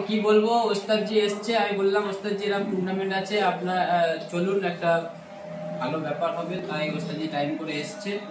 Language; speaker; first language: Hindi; non-native, local second language; Bangla